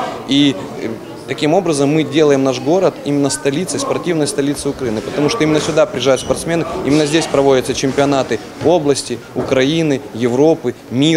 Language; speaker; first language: Russian; native; Russian